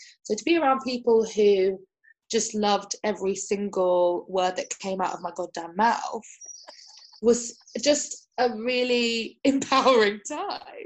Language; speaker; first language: English; native; English